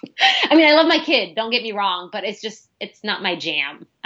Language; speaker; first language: English; early bilingual, other home language; Arabic